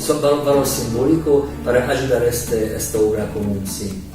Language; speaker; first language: Portuguese; non-native, learner; Hungarian